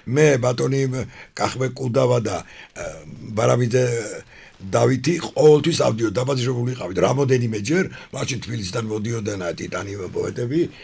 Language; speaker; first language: Georgian; non-native, local second language; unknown